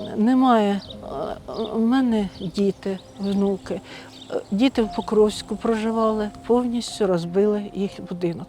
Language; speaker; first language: Ukrainian; native; Ukrainian